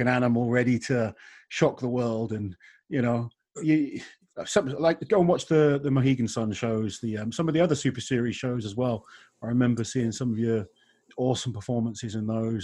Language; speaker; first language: English; native; English